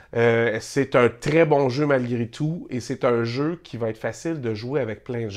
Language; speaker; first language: French; native; French